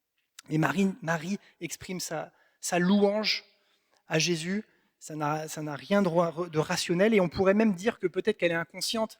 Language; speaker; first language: French; native; French